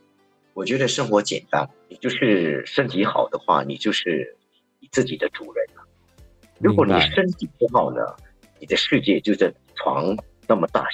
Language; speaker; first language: Chinese; native; Chinese